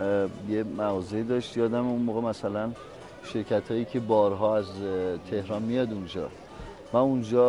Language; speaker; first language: Persian; native; Persian